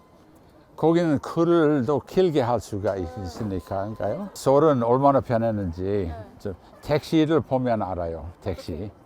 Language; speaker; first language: Korean; non-native, fluent; English